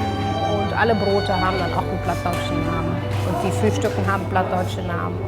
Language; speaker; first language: German; non-native, fluent; Dutch